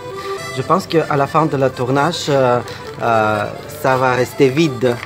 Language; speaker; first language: French; non-native, fluent; Russian